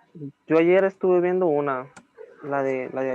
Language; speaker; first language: Spanish; native; Spanish